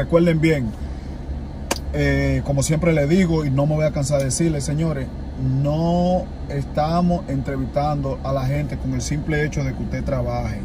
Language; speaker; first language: Spanish; native; Spanish